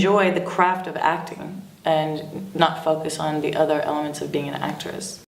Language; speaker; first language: English; native; English